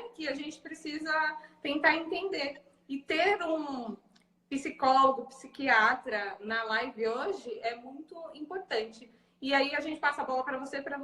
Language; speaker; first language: Portuguese; native; Portuguese